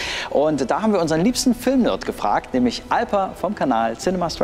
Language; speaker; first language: German; native; German